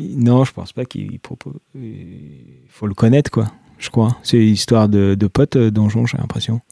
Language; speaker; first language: French; native; French